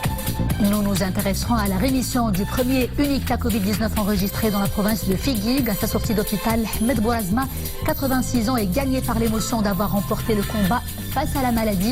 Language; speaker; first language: French; non-native, local second language; Arabic